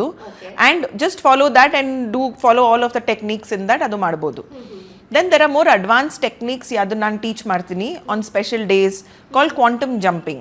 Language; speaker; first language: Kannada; non-native, local second language; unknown